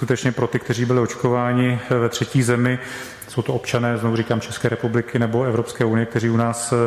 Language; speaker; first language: Czech; native; Czech